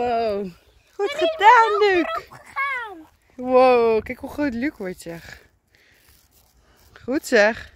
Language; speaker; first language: Dutch; native; Dutch